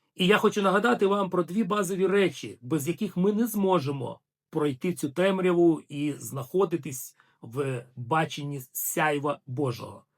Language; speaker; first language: Ukrainian; non-native, local second language; Russian